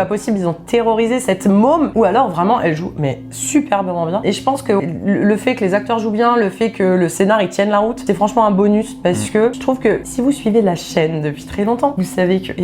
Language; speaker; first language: French; native; French